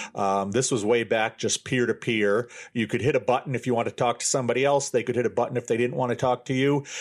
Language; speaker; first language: English; native; English